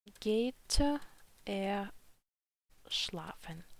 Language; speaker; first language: German; non-native, fluent; Ukrainian